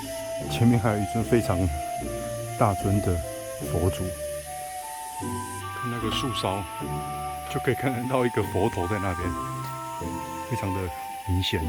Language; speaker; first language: Chinese; native; Chinese